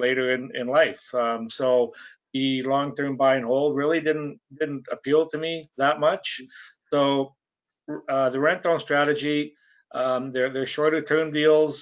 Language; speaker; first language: English; native; English